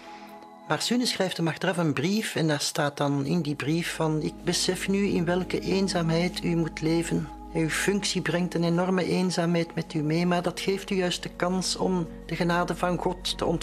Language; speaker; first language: Dutch; native; Dutch